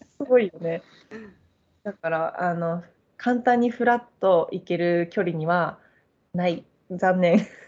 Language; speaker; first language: Japanese; native; Japanese